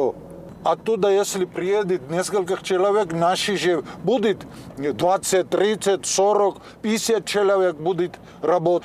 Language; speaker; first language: Russian; non-native, local second language; Georgian